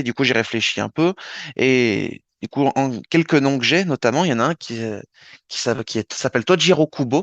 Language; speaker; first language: French; native; French